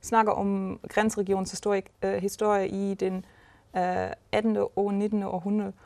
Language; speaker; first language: Danish; non-native, fluent; German